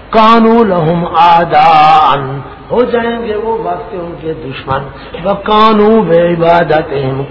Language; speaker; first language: Urdu; non-native, local second language; Punjabi